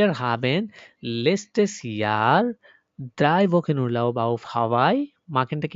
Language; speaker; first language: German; non-native, fluent; Bangla